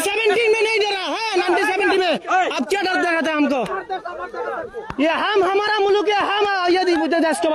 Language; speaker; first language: Hindi; non-native, learner; Bangla